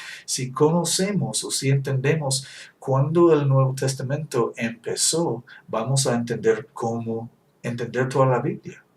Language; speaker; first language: Spanish; non-native, fluent; English